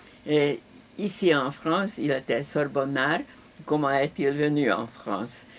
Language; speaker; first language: French; non-native, fluent; Hungarian